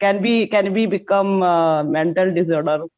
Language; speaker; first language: English; non-native, learner; Hindi